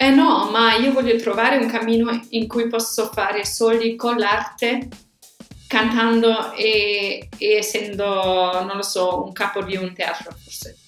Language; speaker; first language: Italian; non-native, fluent; German